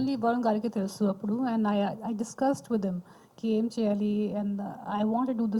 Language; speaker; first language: Telugu; non-native, local second language; Hindi